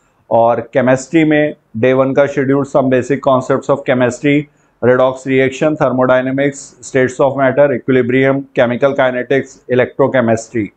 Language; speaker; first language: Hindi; native; Hindi